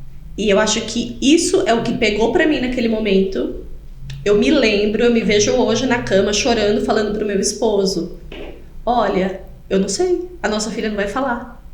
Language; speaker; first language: Portuguese; native; Portuguese